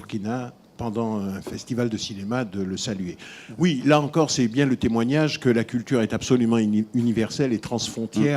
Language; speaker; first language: French; native; French